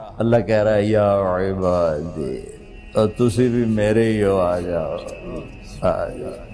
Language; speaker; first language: Urdu; non-native, local second language; Punjabi